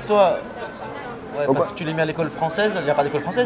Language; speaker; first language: French; native; French